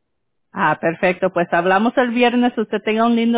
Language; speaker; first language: Spanish; early bilingual, heritage; Spanish